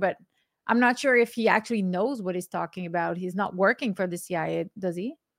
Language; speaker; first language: English; non-native, fluent; French